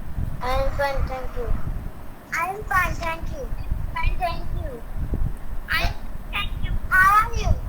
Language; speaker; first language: English; non-native, learner; Bangla